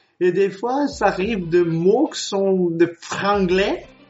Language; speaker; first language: French; non-native, learner; Portuguese